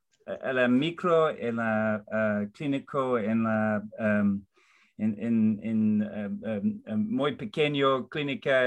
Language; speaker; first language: Spanish; non-native, learner; English